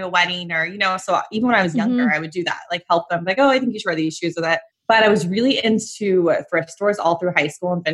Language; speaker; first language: English; native; English